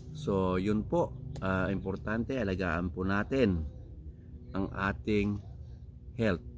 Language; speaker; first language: Filipino; non-native, local second language; Iloko